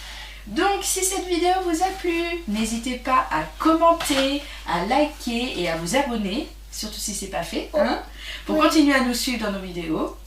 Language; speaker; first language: French; native; French